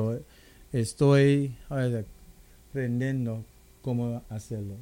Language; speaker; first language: Spanish; non-native, local second language; English